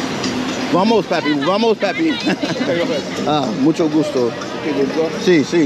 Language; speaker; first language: Spanish; non-native, learner; English